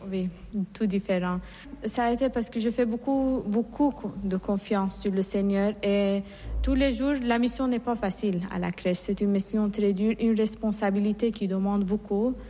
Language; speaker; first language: French; non-native, fluent; Persian